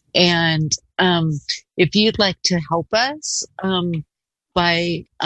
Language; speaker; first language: English; native; English